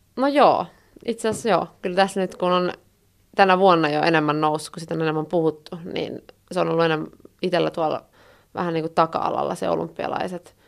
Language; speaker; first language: Finnish; native; Finnish